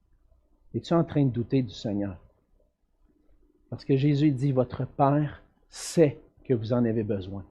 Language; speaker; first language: French; native; French